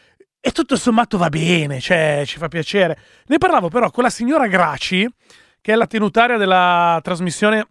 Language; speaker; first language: Italian; native; Italian